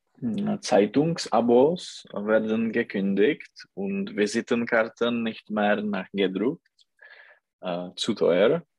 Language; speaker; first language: German; non-native, learner; Czech